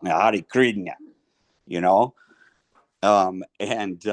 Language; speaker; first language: English; native; English